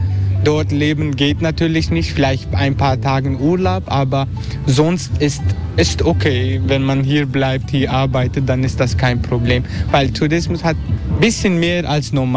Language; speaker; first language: German; non-native, fluent; Turkish